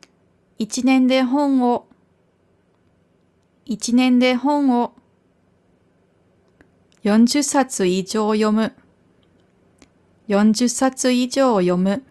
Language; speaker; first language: Japanese; non-native, fluent; German